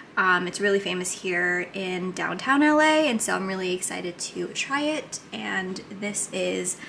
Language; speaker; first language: English; native; English